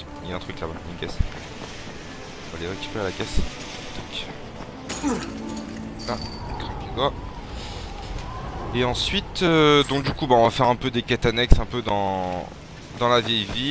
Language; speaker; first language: French; native; French